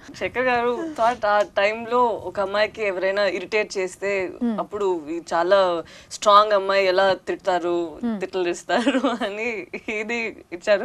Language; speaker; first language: Telugu; non-native, learner; Tamil